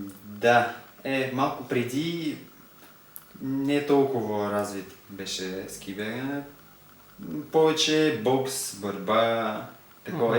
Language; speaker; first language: Bulgarian; non-native, learner; Russian